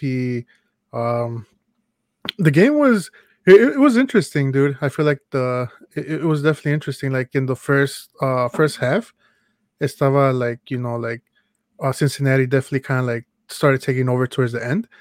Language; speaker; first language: English; early bilingual, other home language; Spanish